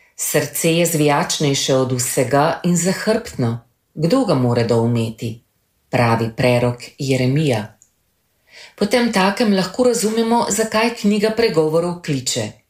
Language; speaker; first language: Slovenian; native; Slovenian